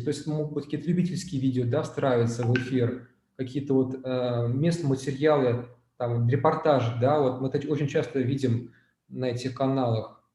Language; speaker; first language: Russian; native; Russian